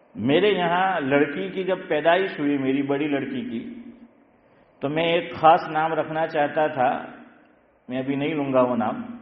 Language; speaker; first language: Urdu; non-native, local second language; Gujarati